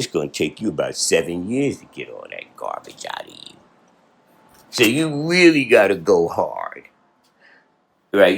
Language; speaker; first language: English; native; English